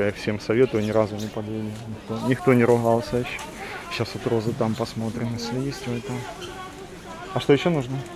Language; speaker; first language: Russian; native; Russian